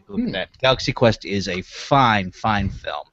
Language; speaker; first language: English; native; English